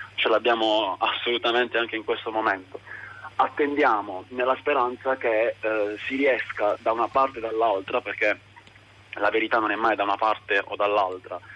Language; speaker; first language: Italian; native; Italian